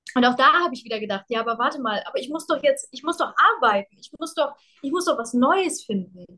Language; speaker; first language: German; early bilingual, other home language; Russian